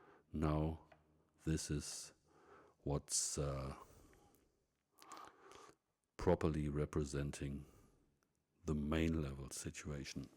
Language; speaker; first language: English; non-native, fluent; German